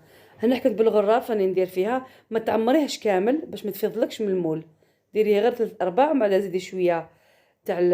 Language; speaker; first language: Arabic; native; Arabic